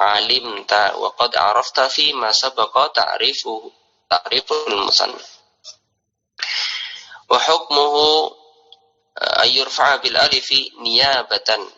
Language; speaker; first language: Arabic; non-native, fluent; Indonesian